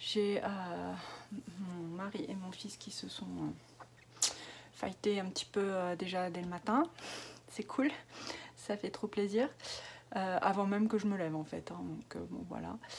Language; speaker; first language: French; native; French